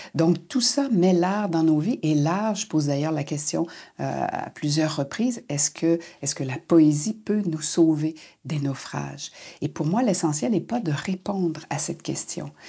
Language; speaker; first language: French; native; French